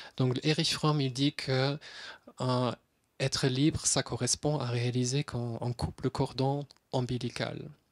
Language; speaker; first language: French; non-native, fluent; German